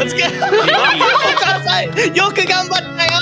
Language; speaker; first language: Japanese; non-native, learner; English